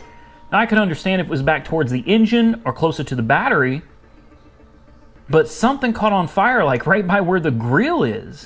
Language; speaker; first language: English; native; English